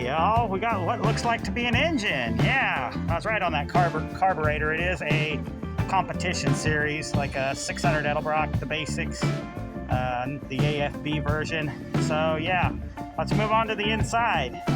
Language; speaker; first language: English; native; English